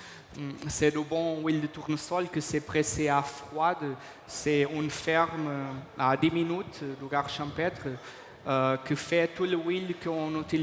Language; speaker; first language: French; non-native, fluent; Portuguese